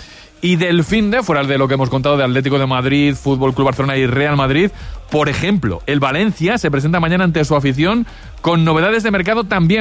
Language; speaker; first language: Spanish; native; Spanish